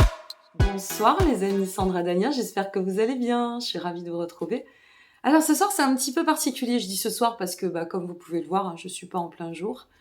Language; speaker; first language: French; native; French